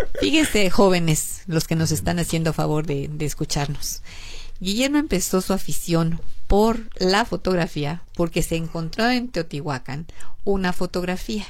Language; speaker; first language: Spanish; native; Spanish